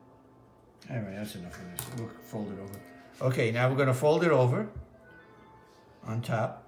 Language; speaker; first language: English; native; English